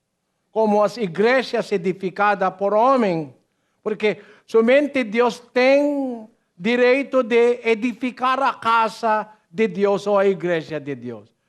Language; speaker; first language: Portuguese; non-native, learner; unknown